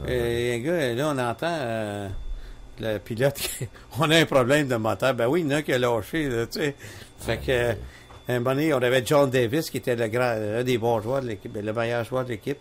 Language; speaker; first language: French; native; French